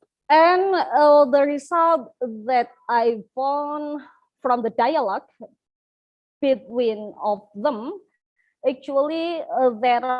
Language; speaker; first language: English; non-native, learner; Indonesian